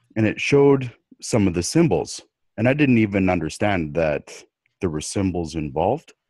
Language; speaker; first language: English; native; English